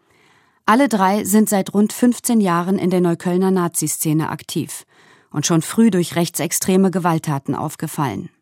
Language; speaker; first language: German; native; German